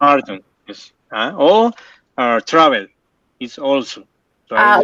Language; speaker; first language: English; non-native, learner; Spanish